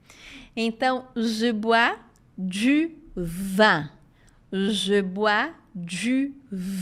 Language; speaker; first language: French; non-native, fluent; Portuguese